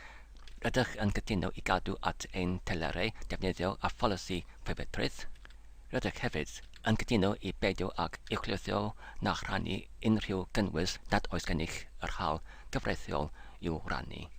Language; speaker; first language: Welsh; non-native, learner; English